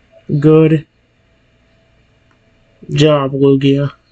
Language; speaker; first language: English; native; English